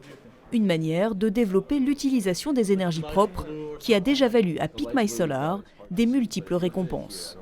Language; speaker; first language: French; native; French